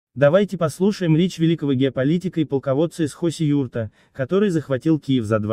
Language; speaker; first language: Russian; native; Russian